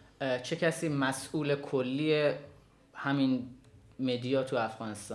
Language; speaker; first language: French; non-native, learner; Persian